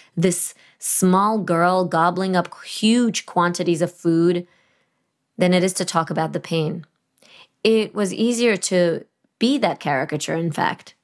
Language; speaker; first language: English; early bilingual, other home language; Russian